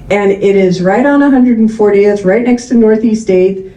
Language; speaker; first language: English; native; English